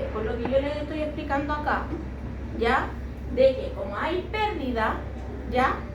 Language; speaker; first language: Spanish; native; Spanish